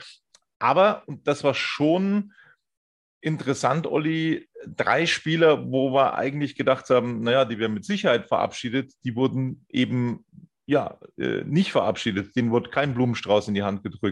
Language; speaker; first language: German; native; German